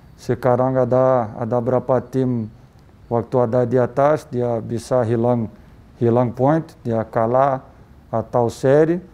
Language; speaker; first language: Indonesian; non-native, learner; Portuguese